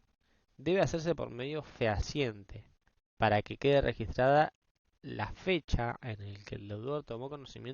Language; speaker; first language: Spanish; native; Spanish